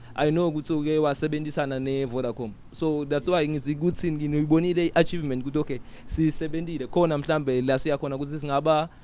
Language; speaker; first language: Zulu; non-native, local second language; Swati